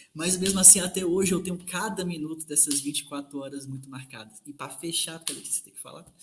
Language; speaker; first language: Portuguese; native; Portuguese